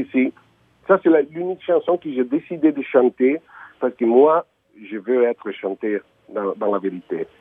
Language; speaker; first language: French; non-native, learner; Italian